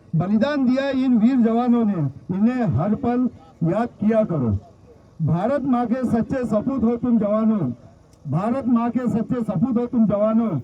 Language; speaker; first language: Hindi; non-native, local second language; Marathi